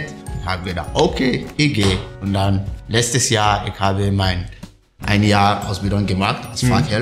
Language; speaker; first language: German; non-native, learner; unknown